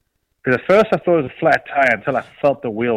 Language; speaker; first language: English; native; English